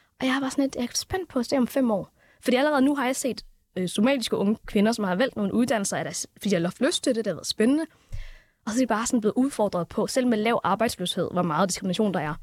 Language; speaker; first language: Danish; early bilingual, other home language; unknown